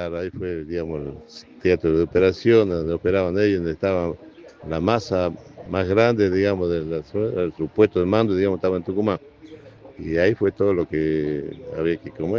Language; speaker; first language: Spanish; native; Spanish